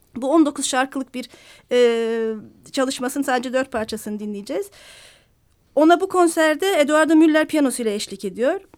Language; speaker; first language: Turkish; native; Turkish